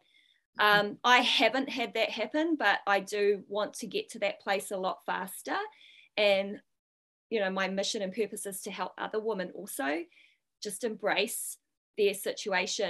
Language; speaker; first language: English; native; English